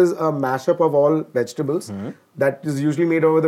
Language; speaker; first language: English; non-native, local second language; Malayalam